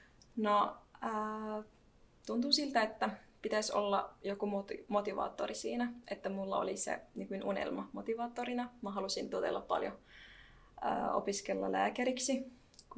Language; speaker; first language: Finnish; non-native, fluent; Arabic